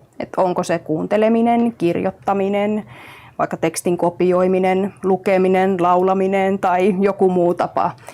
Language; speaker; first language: Finnish; native; Finnish